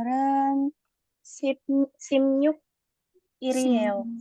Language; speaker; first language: Korean; non-native, learner; Indonesian